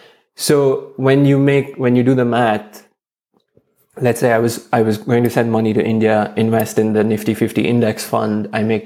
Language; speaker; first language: English; non-native, local second language; Hindi